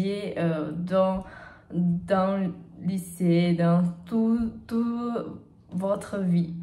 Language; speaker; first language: French; non-native, learner; Portuguese